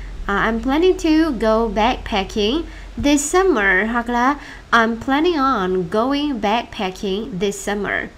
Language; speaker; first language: English; non-native, fluent; Vietnamese